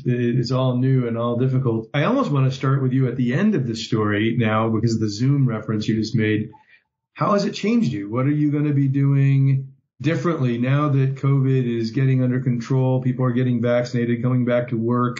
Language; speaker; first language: English; native; English